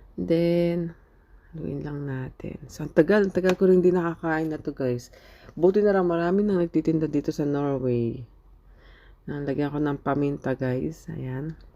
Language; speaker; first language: Filipino; native; Filipino